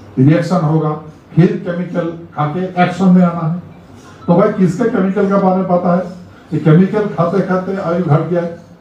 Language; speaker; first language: Hindi; non-native, local second language; Rangpuri